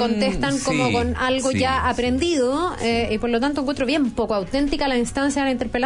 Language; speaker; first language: Spanish; native; Spanish